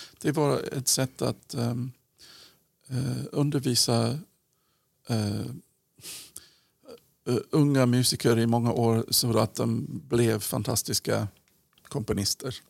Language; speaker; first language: Swedish; non-native, fluent; English